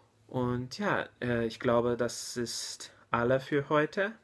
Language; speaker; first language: German; non-native, learner; English